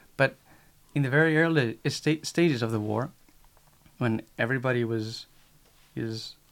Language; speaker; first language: English; non-native, fluent; Spanish